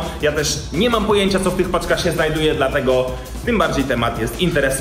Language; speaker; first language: Polish; native; Polish